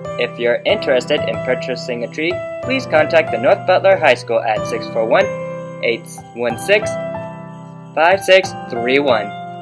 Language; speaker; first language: English; native; English